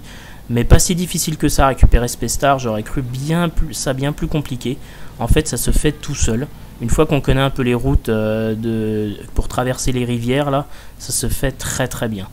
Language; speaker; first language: French; native; French